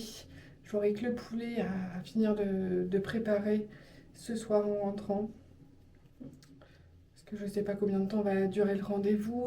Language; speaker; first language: French; native; French